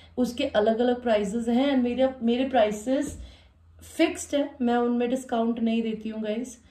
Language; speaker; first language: Hindi; native; Hindi